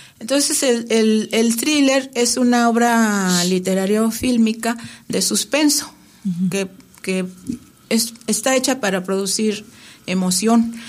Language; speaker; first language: Spanish; native; Spanish